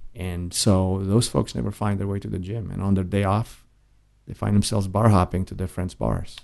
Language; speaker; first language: English; non-native, fluent; Romanian